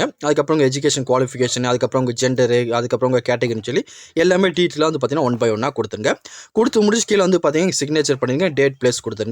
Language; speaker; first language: Tamil; native; Tamil